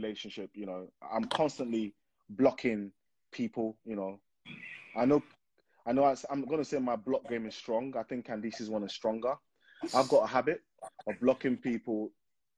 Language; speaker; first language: English; non-native, local second language; Yoruba